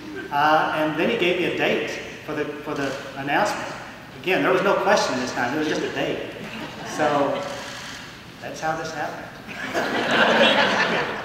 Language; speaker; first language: English; native; English